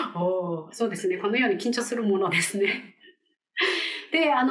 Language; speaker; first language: Japanese; non-native, fluent; Korean